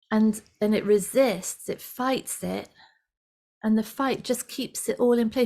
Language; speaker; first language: English; native; English